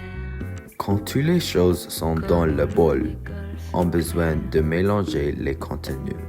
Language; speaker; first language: French; non-native, learner; English